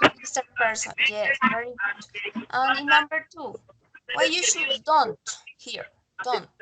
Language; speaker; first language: English; non-native, learner; Spanish